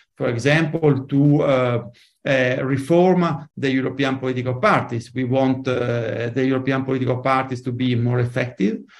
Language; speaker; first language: English; non-native, fluent; Italian